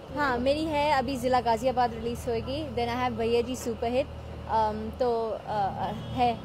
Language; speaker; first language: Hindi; non-native, fluent; English